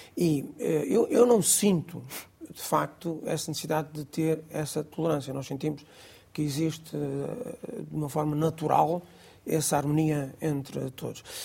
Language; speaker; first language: Portuguese; non-native, local second language; Gujarati